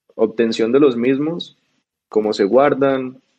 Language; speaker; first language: Spanish; native; Spanish